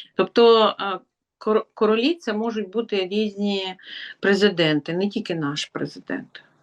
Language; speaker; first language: Ukrainian; non-native, local second language; Russian